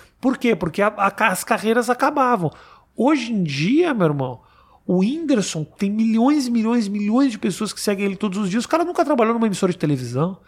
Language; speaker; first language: Portuguese; native; Portuguese